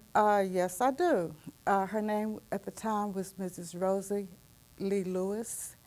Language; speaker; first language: English; native; English